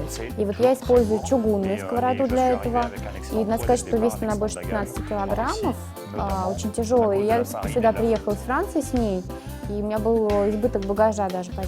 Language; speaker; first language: Russian; native; Russian